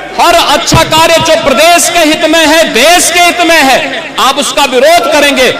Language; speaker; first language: Hindi; native; Hindi